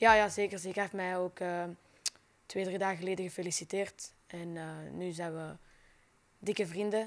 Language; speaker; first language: Dutch; non-native, local second language; French